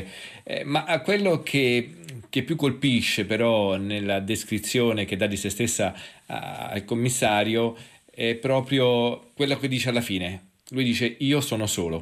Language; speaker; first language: Italian; native; Italian